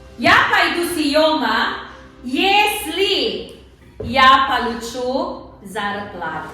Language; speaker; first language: Russian; non-native, learner; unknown